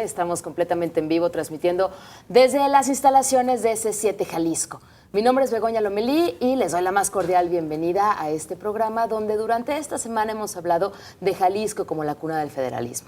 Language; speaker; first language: Spanish; native; Spanish